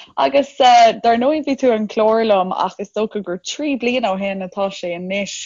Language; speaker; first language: Irish; non-native, local second language; English